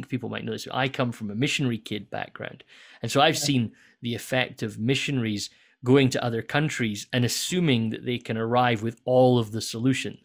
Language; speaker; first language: English; native; English